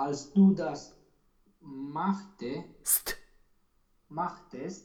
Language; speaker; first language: German; non-native, learner; Romanian